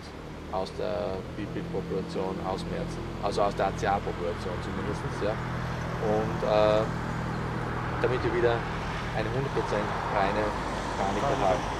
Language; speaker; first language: German; native; German